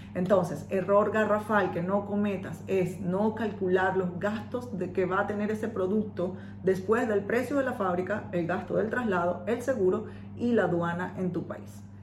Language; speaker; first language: Spanish; native; Spanish